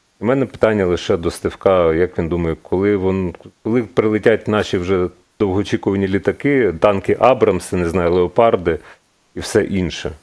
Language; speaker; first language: Ukrainian; native; Ukrainian